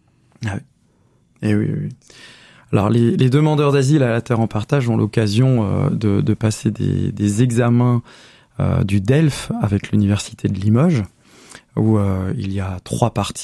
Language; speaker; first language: French; native; French